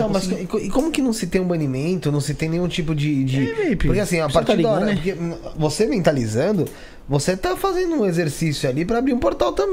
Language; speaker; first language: Portuguese; native; Portuguese